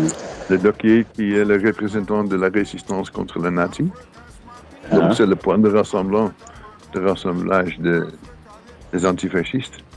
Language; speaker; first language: French; non-native, fluent; Dutch